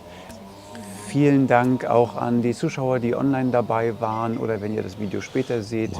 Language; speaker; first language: German; native; German